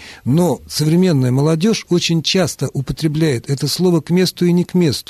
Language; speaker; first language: Russian; native; Russian